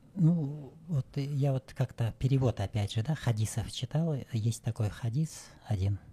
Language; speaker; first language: Russian; non-native, local second language; Kyrgyz